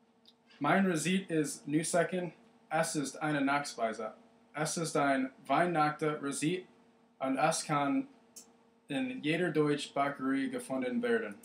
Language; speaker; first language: German; non-native, learner; English